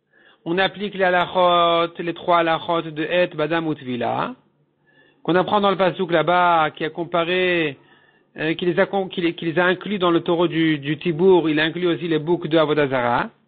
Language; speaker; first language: French; native; French